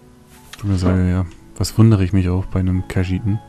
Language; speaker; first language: German; native; German